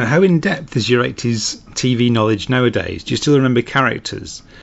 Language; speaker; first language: English; native; English